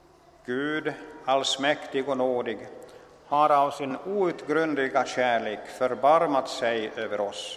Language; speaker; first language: Swedish; non-native, local second language; Finnish